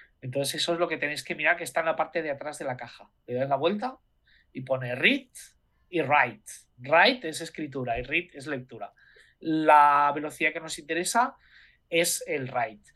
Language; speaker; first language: Spanish; native; Spanish